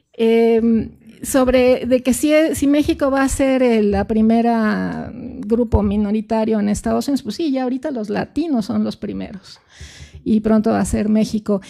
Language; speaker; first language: Spanish; native; Spanish